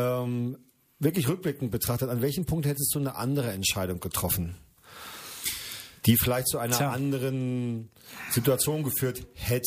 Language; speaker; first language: German; native; German